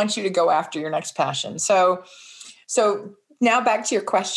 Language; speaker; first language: English; native; English